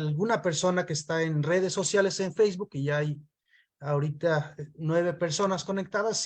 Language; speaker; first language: Spanish; non-native, local second language; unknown